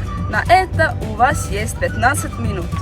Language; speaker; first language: Russian; non-native, learner; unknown